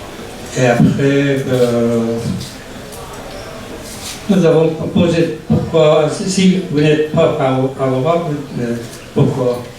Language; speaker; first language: French; non-native, learner; Persian